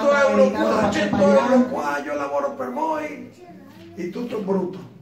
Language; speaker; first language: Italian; non-native, learner; Spanish